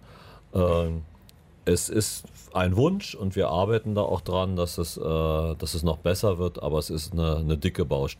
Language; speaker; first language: German; native; German